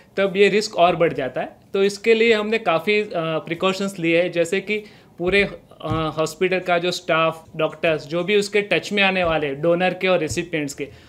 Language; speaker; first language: Hindi; non-native, local second language; Gujarati